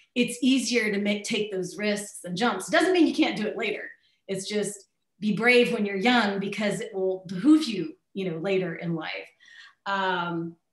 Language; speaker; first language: English; native; English